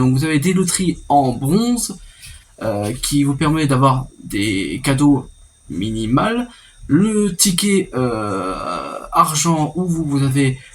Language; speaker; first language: French; native; French